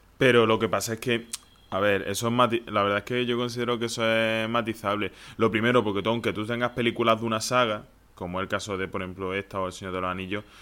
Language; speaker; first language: Spanish; native; Spanish